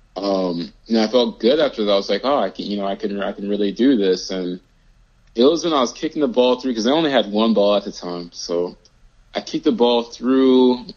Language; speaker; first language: English; native; English